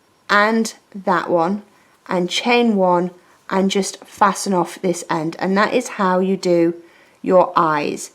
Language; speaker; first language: English; native; English